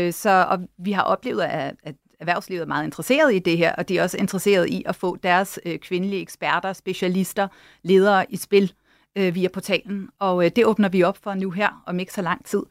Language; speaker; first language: Danish; native; Danish